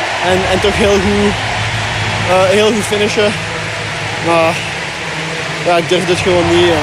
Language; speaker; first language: Dutch; non-native, local second language; French